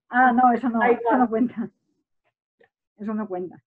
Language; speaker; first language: Spanish; native; Spanish